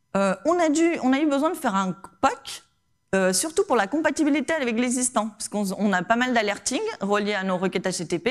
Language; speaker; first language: French; non-native, fluent; Spanish